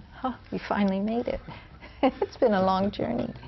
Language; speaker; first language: English; native; English